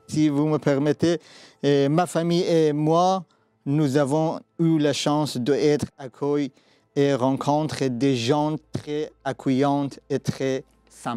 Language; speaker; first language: French; non-native, learner; Persian